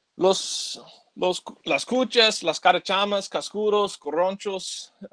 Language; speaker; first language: Spanish; non-native, fluent; English